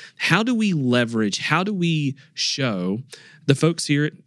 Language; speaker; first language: English; native; English